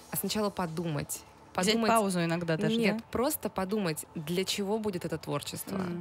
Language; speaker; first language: Russian; native; Russian